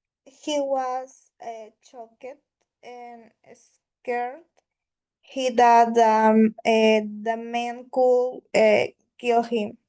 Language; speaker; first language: English; non-native, learner; Spanish